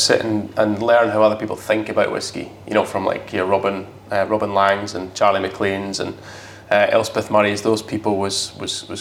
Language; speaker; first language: English; native; English